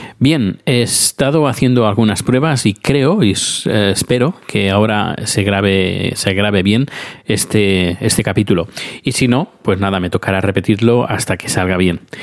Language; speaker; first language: Spanish; native; Spanish